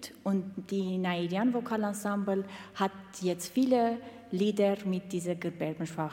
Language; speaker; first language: German; non-native, fluent; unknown